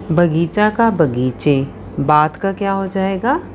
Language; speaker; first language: Hindi; non-native, local second language; Punjabi